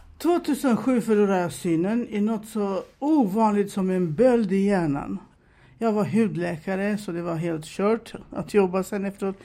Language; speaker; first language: Swedish; non-native, fluent; Romanian